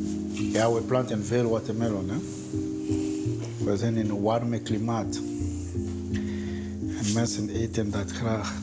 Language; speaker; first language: Dutch; non-native, fluent; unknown